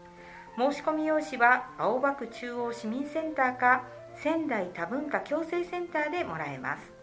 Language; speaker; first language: Japanese; native; Japanese